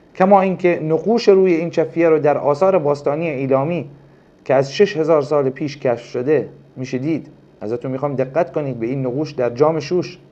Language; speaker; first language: Persian; non-native, local second language; Arabic